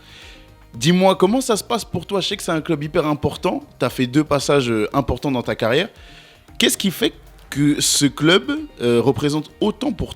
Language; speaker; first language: French; native; French